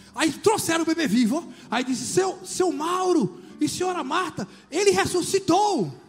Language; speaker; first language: Portuguese; native; Portuguese